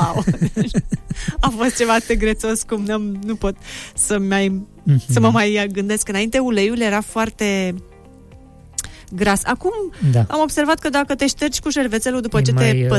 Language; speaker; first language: Romanian; native; Romanian